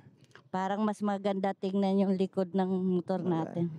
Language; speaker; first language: Filipino; native; Filipino